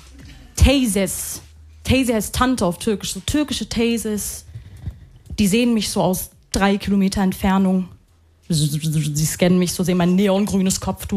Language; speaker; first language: German; early bilingual, other home language; Arabic